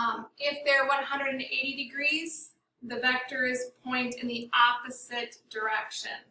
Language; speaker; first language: English; native; English